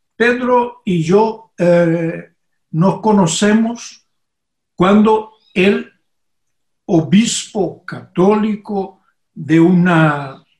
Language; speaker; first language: Spanish; non-native, fluent; Portuguese